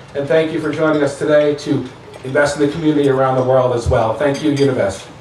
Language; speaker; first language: English; native; English